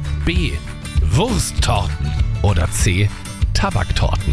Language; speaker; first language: German; native; German